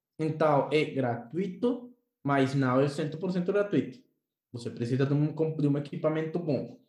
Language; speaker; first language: Portuguese; non-native, learner; Spanish